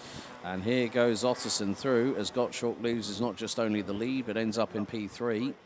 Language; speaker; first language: English; non-native, fluent; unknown